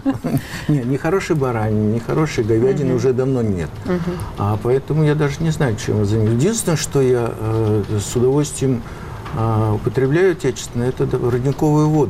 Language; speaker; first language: Russian; native; Russian